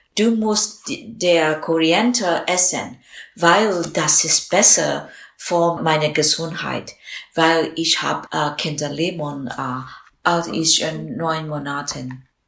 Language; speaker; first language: German; non-native, learner; Burmese